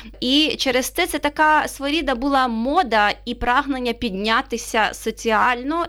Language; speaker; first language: Ukrainian; native; Ukrainian